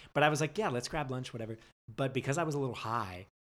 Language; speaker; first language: English; native; English